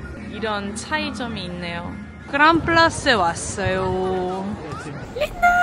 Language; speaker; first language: Korean; non-native, fluent; French